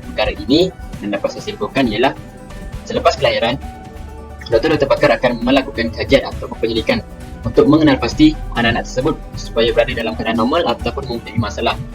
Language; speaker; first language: Malay; native; Malay